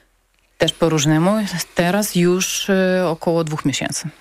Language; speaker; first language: Polish; non-native, learner; Ukrainian